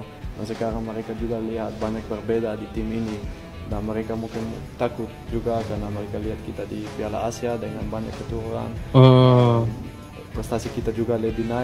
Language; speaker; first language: Indonesian; early bilingual, heritage; Dutch